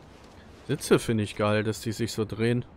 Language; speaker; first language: German; native; German